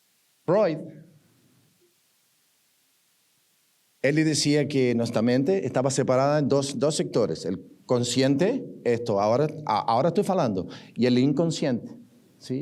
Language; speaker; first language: Portuguese; non-native, learner; Spanish